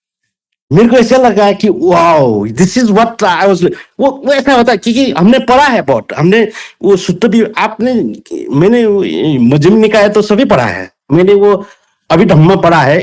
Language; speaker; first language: Hindi; non-native, local second language; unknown